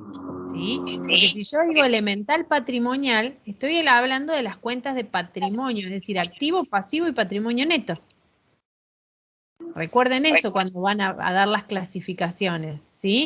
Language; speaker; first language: Spanish; native; Spanish